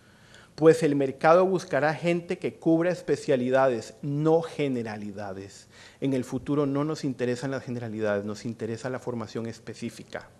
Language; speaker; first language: Spanish; native; Spanish